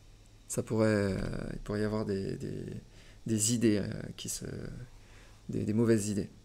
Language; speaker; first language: French; native; French